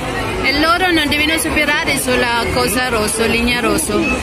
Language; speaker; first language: Italian; non-native, learner; Filipino